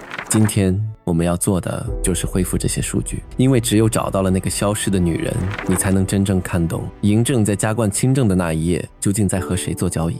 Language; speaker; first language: Chinese; native; Chinese